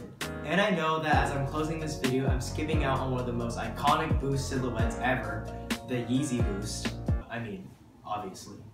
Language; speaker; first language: English; native; English